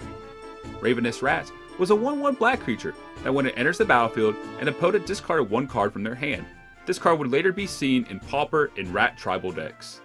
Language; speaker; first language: English; native; English